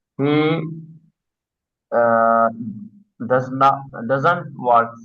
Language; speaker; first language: English; non-native, learner; Urdu